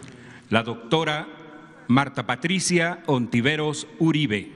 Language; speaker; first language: Spanish; native; Spanish